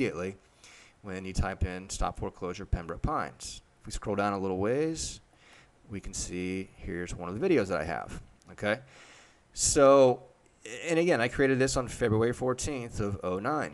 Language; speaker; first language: English; native; English